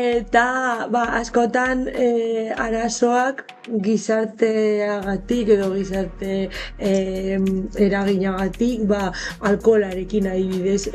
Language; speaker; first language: Basque; non-native, fluent; Spanish